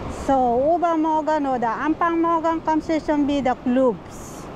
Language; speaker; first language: German; non-native, learner; Filipino